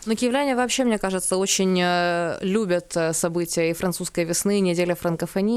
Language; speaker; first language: Russian; non-native, local second language; Ukrainian